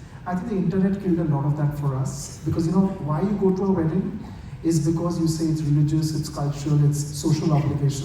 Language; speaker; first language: English; non-native, local second language; Bangla